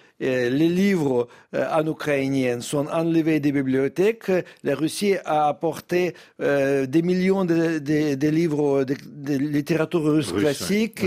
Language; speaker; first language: French; non-native, fluent; Russian